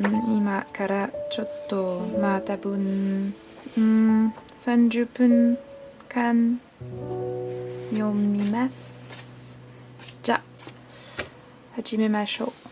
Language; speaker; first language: Japanese; non-native, learner; French